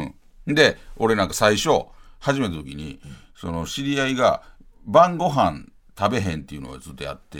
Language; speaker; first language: Japanese; native; Japanese